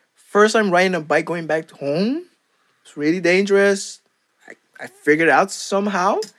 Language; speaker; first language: English; non-native, fluent; Papiamento